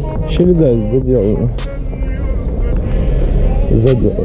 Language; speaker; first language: Russian; native; Russian